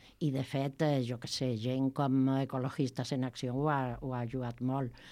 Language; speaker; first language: Catalan; non-native, local second language; Spanish